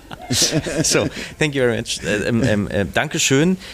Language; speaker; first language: English; non-native, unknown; German